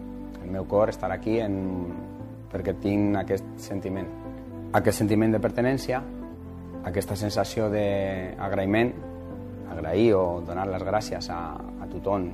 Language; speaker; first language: Catalan; non-native, local second language; Spanish